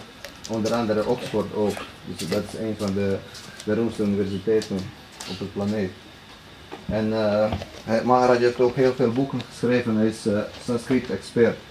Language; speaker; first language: Dutch; non-native, fluent; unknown